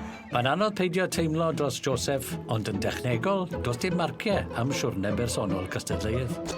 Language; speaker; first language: Welsh; native; Welsh